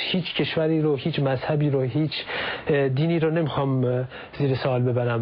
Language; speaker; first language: Persian; native; Persian